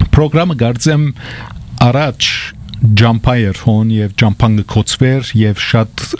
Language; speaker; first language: Armenian; early bilingual, heritage; Armenian